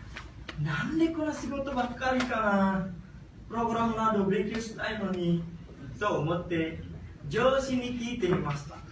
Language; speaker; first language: Japanese; non-native, learner; Indonesian